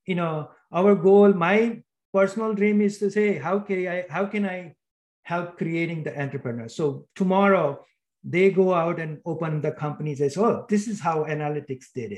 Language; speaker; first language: English; non-native, local second language; Gujarati